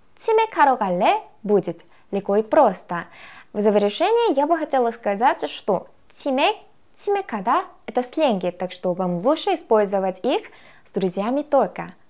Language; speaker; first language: Russian; non-native, fluent; Korean